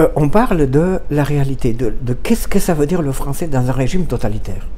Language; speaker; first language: French; non-native, fluent; Romanian